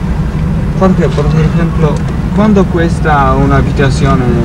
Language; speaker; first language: Spanish; non-native, learner; Polish